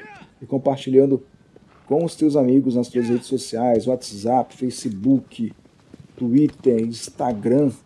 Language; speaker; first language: Portuguese; native; Portuguese